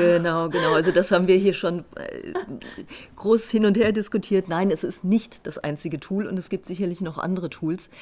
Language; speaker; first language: German; native; German